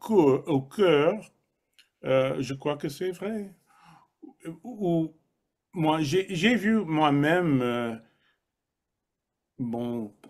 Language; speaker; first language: French; non-native, fluent; English